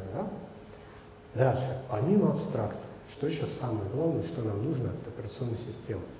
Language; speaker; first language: Russian; native; Russian